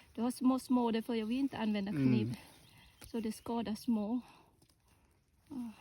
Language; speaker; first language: Swedish; non-native, learner; Thai